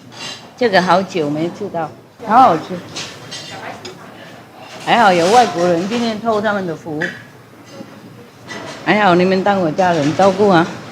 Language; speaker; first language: Chinese; non-native, fluent; Vietnamese